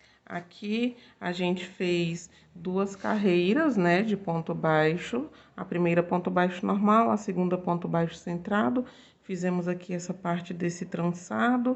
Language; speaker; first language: Portuguese; native; Portuguese